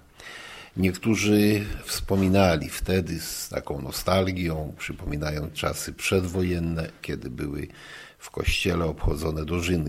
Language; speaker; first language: Polish; native; Polish